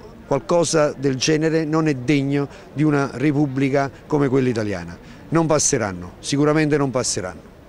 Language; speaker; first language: Italian; native; Italian